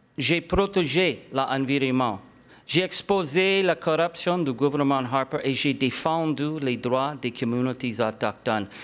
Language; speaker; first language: French; non-native, local second language; English